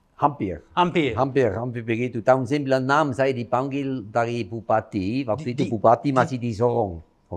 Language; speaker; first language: Indonesian; non-native, fluent; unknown